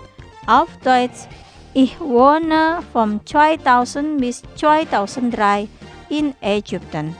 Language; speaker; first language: German; non-native, fluent; Indonesian